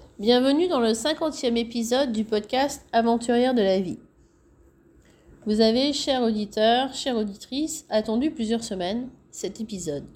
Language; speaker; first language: French; native; French